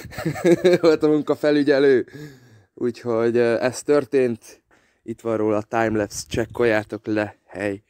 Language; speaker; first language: Hungarian; native; Hungarian